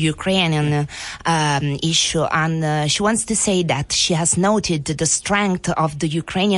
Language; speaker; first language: English; non-native, fluent; Italian